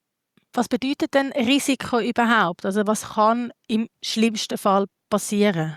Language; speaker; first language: German; native; German